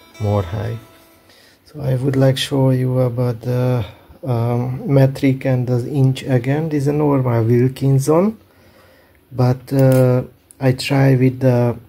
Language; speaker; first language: English; non-native, learner; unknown